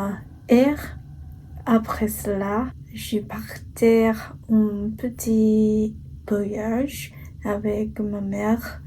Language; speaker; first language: French; non-native, learner; Japanese